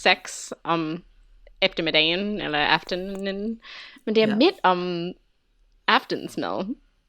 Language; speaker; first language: Danish; non-native, fluent; English